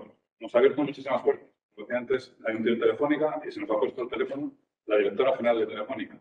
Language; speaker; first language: Spanish; native; Spanish